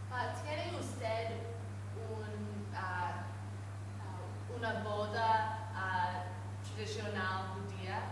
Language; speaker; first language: Spanish; non-native, learner; English